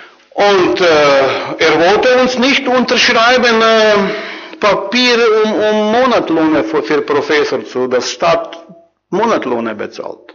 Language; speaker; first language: German; non-native, learner; Croatian